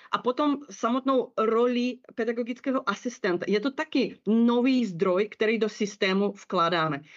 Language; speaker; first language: Czech; non-native, fluent; Russian